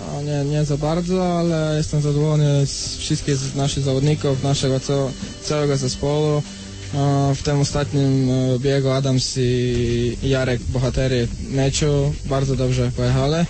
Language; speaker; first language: Polish; non-native, fluent; Croatian